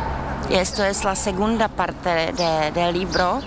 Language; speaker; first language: Spanish; non-native, learner; Czech